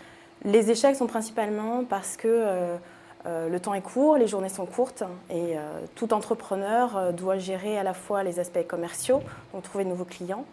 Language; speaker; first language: French; native; French